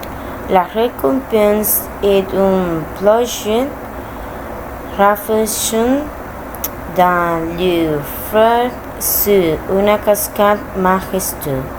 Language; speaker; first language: French; non-native, learner; Spanish